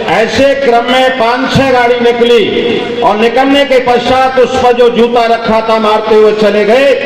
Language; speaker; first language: Hindi; native; Hindi